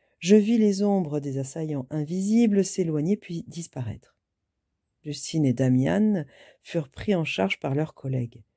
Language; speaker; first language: French; native; French